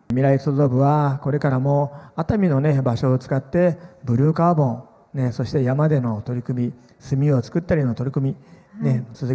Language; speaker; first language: Japanese; native; Japanese